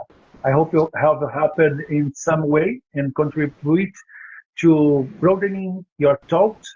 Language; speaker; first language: English; non-native, learner; Portuguese